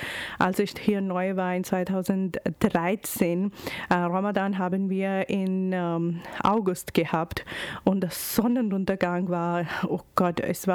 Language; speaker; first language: German; non-native, fluent; Urdu